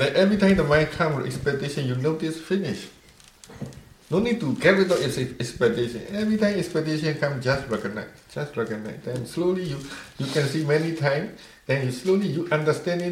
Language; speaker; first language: English; non-native, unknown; Burmese